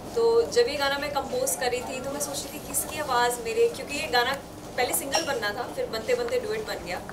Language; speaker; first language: Hindi; non-native, local second language; Punjabi